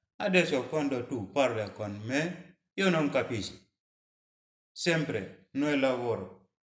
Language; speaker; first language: Italian; non-native, learner; Mandingo